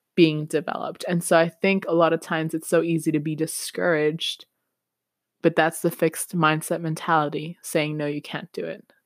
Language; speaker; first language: English; non-native, fluent; Spanish